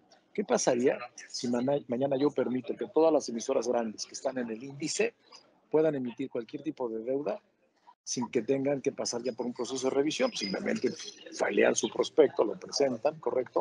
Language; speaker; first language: Spanish; native; Spanish